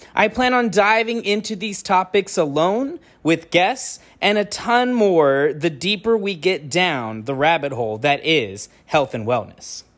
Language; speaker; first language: English; native; English